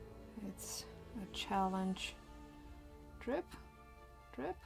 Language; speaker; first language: English; non-native, fluent; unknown